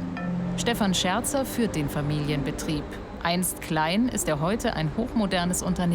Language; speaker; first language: German; native; German